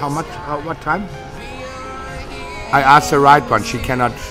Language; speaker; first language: English; non-native, learner; German